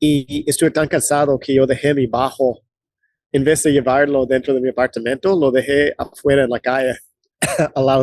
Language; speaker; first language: Spanish; non-native, fluent; English